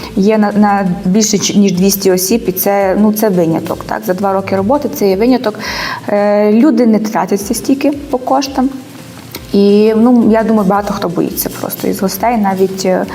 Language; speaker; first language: Ukrainian; native; Ukrainian